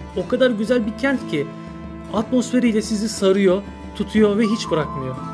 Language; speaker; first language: Turkish; native; Turkish